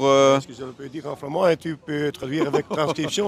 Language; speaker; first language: French; non-native, local second language; Dutch